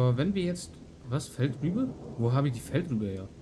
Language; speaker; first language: German; native; German